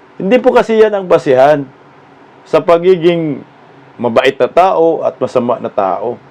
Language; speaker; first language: Filipino; non-native, local second language; Cebuano